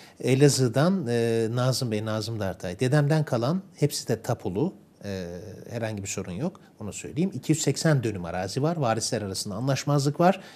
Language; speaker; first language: Turkish; native; Turkish